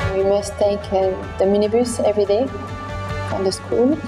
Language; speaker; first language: English; non-native, learner; French